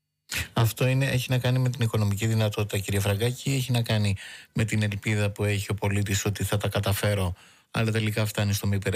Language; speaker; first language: Greek; native; Greek